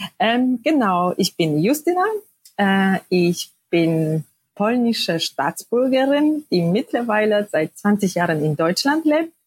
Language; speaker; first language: German; non-native, fluent; Polish